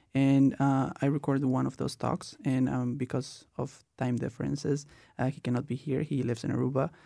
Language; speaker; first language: English; non-native, fluent; Spanish